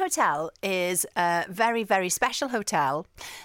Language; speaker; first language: English; non-native, local second language; Welsh